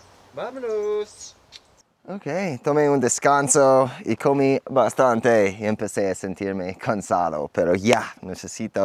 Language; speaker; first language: Spanish; non-native, fluent; English